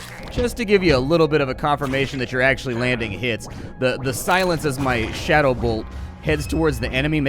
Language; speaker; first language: English; native; English